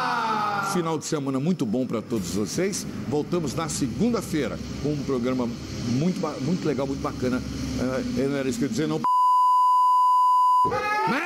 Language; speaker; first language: Portuguese; native; Portuguese